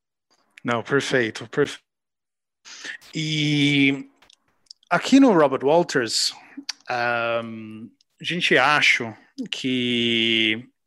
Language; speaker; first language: Portuguese; non-native, learner; English